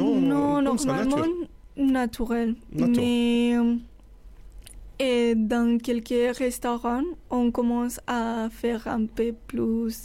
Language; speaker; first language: French; non-native, learner; Spanish